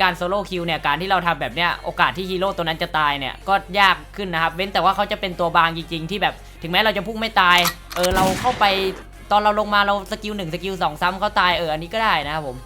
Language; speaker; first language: Thai; native; Thai